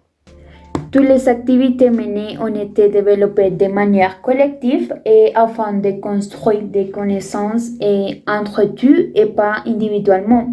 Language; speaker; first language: French; non-native, fluent; Spanish